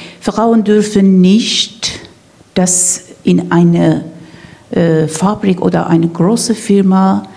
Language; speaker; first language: German; non-native, learner; Persian